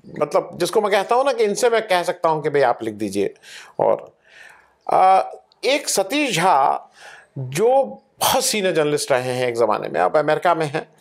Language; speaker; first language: Hindi; native; Hindi